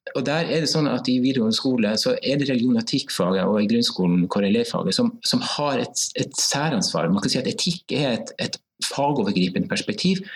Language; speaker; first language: Norwegian; native; Norwegian